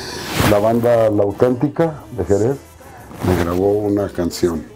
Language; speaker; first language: Spanish; native; Spanish